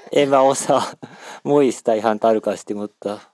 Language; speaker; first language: Finnish; non-native, learner; Japanese